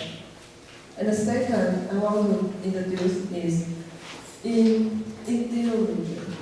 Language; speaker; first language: English; non-native, learner; Chinese